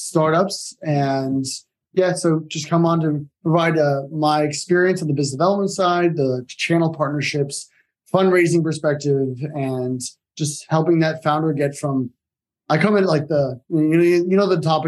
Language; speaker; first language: English; native; English